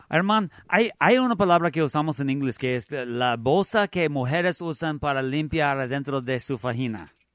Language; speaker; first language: Spanish; non-native, learner; English